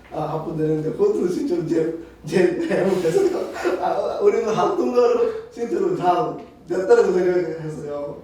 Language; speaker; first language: Korean; non-native, learner; Bangla